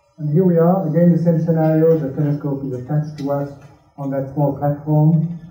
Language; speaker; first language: English; non-native, fluent; French